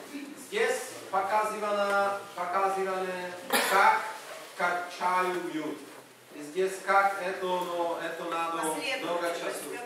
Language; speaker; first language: Russian; non-native, learner; Czech